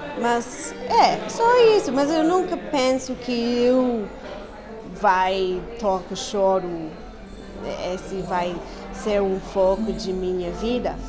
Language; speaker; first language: Portuguese; non-native, learner; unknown